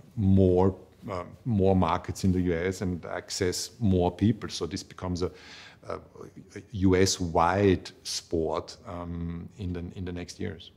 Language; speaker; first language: English; non-native, fluent; German